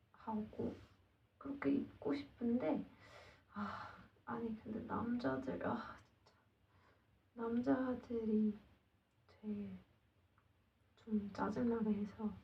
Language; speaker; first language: Korean; non-native, learner; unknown